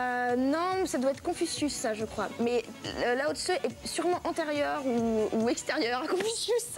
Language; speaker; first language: French; native; French